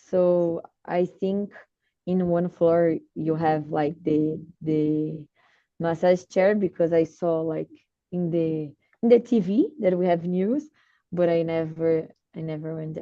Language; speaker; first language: English; non-native, learner; Portuguese